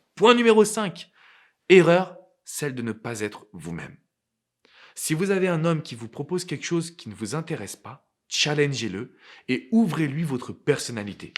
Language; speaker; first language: French; native; French